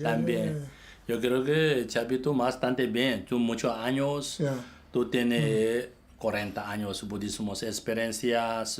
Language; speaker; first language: Spanish; non-native, learner; Tibetan